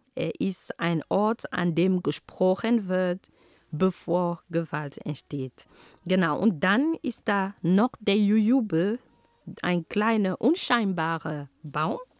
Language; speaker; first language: German; non-native, fluent; Ghomala